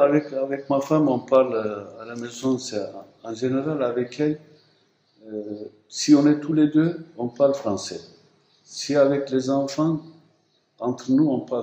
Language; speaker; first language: French; non-native, fluent; Turkish